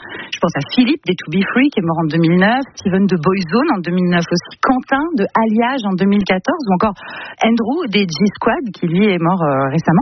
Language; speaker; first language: French; native; French